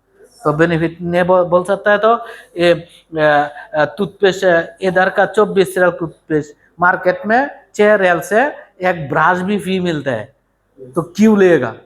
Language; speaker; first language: Hindi; non-native, learner; Bangla